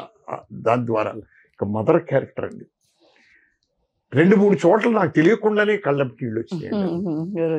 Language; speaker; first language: Telugu; native; Telugu